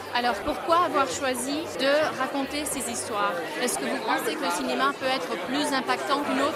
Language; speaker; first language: French; native; French